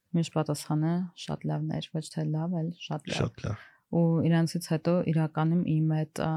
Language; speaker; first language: Armenian; early bilingual, heritage; Armenian